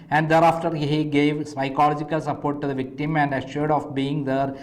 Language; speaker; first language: English; non-native, local second language; Malayalam